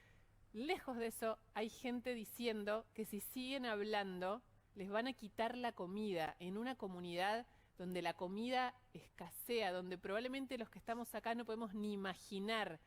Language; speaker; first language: Spanish; native; Spanish